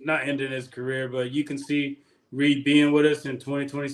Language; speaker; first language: English; native; English